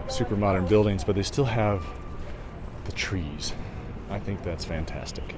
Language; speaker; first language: English; native; English